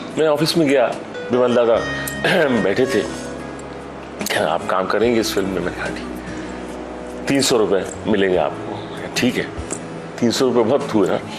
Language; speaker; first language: Hindi; native; Hindi